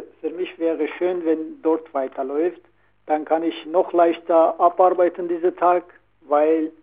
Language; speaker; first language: German; non-native, learner; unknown